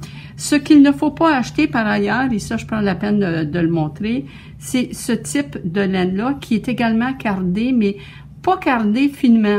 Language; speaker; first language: French; native; French